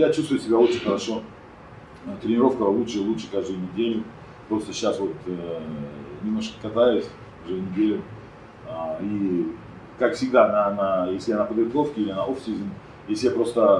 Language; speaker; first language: Russian; non-native, fluent; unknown